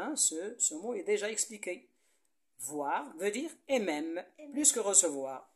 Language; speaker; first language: French; non-native, local second language; Arabic